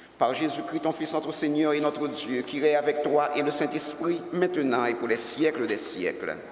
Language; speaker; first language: French; native; French